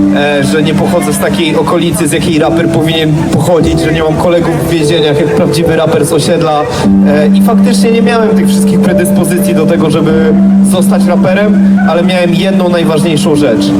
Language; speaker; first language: Polish; native; Polish